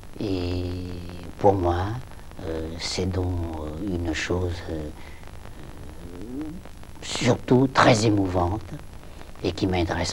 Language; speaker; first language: French; non-native, local second language; Vietnamese